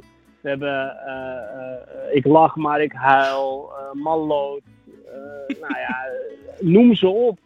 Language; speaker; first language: Dutch; native; Dutch